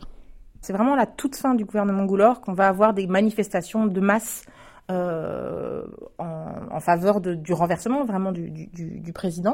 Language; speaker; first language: French; native; French